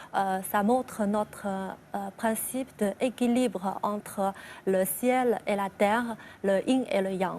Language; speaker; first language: French; non-native, fluent; Chinese